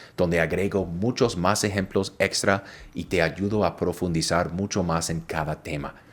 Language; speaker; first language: Spanish; non-native, fluent; English